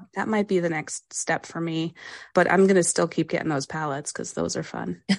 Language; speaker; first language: English; native; English